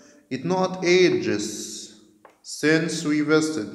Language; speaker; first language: English; non-native, fluent; Arabic